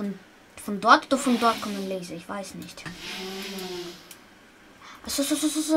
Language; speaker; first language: German; early bilingual, other home language; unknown